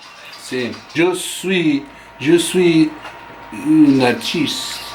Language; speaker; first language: French; non-native, learner; English